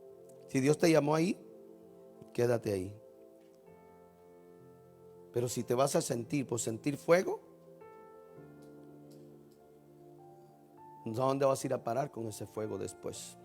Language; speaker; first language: Spanish; native; Spanish